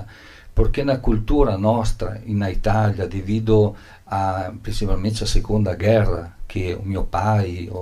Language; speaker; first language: Portuguese; non-native, learner; Italian